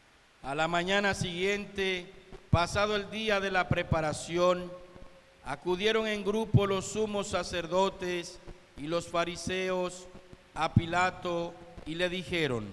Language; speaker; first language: Spanish; native; Spanish